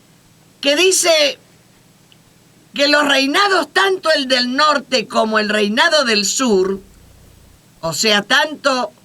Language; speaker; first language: Spanish; native; Spanish